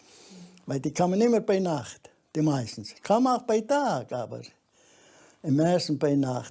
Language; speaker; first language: German; early bilingual, heritage; German